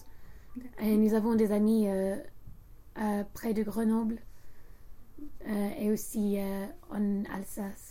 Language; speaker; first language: French; non-native, learner; English